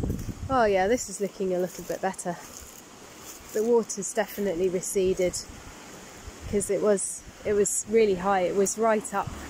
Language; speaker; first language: English; native; English